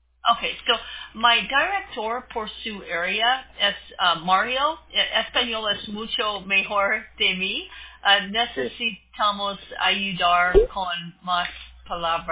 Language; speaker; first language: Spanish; non-native, learner; English